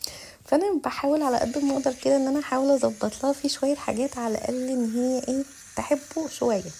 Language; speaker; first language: Arabic; native; Arabic